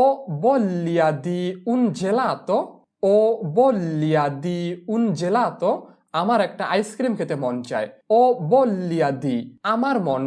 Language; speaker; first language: Italian; non-native, fluent; Bangla